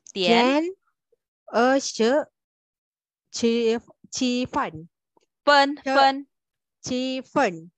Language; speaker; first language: Chinese; non-native, learner; Malay